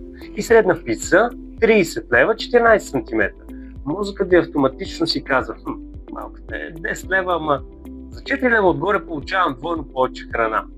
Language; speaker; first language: Bulgarian; native; Bulgarian